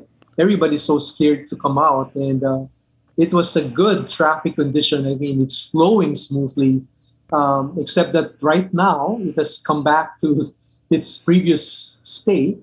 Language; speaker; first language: English; non-native, local second language; Min Nan Chinese